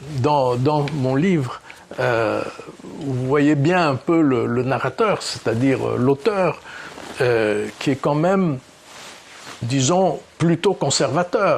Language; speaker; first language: French; early bilingual, other home language; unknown